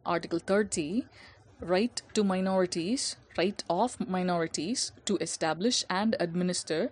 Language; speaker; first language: English; non-native, local second language; Tamil